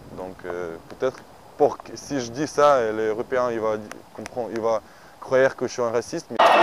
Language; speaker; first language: French; non-native, learner; Ukrainian